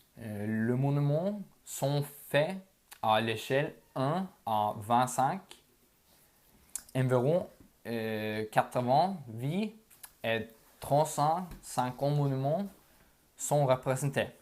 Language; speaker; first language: French; non-native, learner; Norwegian